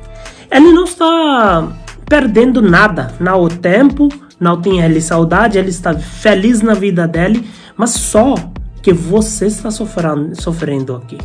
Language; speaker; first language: Portuguese; non-native, learner; Hindi